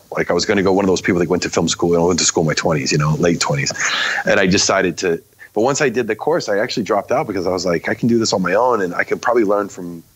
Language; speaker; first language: English; native; English